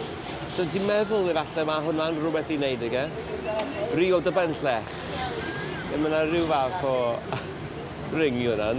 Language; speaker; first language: Welsh; native; Welsh